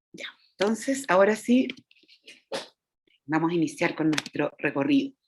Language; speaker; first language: Spanish; native; Spanish